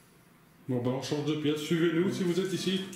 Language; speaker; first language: French; native; French